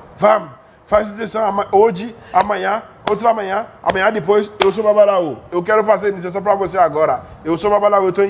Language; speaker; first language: Portuguese; non-native, learner; Yoruba